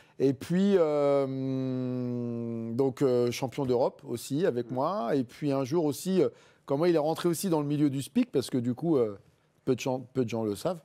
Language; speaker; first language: French; native; French